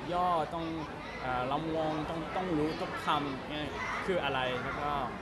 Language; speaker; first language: Thai; non-native, learner; English